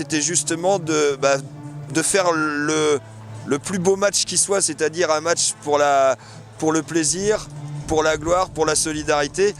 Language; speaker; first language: French; native; French